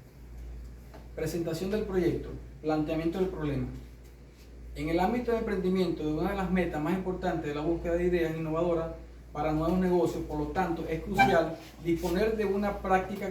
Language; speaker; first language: Spanish; native; Spanish